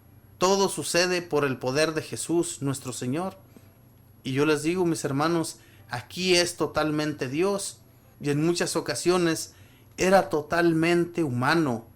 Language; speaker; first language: Spanish; native; Spanish